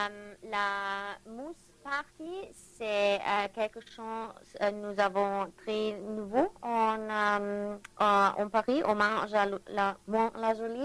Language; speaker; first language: French; non-native, learner; German